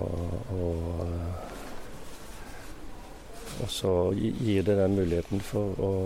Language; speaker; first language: Norwegian; native; Norwegian